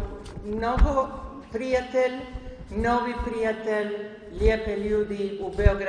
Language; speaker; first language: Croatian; early bilingual, heritage; Spanish